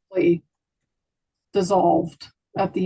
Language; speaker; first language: English; native; English